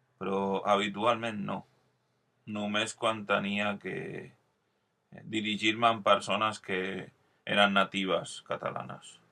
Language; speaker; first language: Catalan; non-native, local second language; Spanish